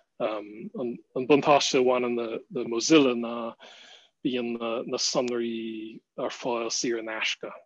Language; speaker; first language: Irish; non-native, fluent; English